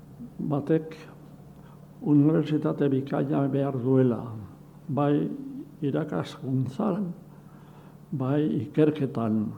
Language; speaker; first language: Basque; non-native, local second language; Spanish